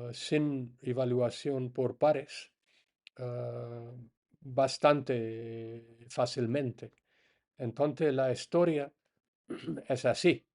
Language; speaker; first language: Spanish; non-native, fluent; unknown